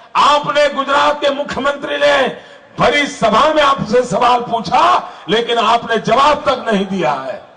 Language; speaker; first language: Hindi; non-native, local second language; Gujarati